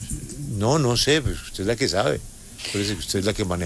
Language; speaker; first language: Spanish; native; Spanish